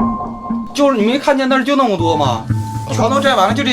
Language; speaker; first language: Chinese; native; Chinese